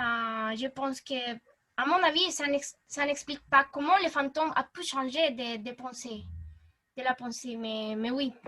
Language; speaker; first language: French; non-native, learner; Spanish